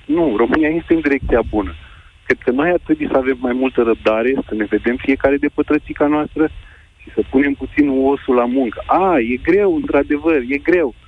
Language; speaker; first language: Romanian; native; Romanian